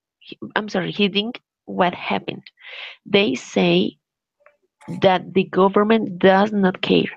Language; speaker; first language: English; non-native, learner; Spanish